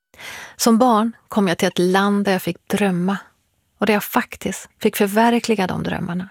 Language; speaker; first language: Swedish; early bilingual, other home language; Persian